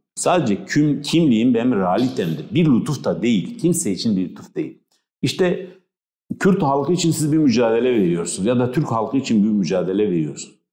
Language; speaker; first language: Turkish; non-native, local second language; Kurdish